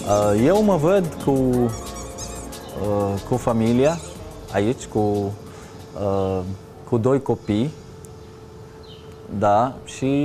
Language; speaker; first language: Romanian; non-native, learner; Arabic